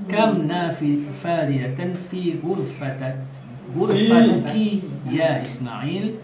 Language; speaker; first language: Arabic; non-native, learner; Malay